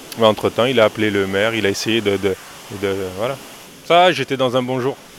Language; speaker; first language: French; native; French